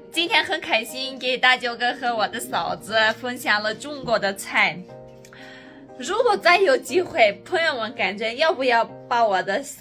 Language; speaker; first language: Chinese; non-native, fluent; Armenian